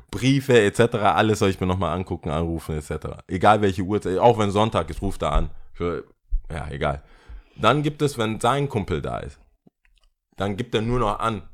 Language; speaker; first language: German; early bilingual, other home language; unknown